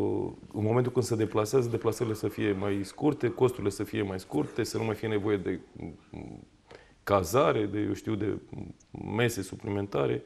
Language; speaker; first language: Romanian; native; Romanian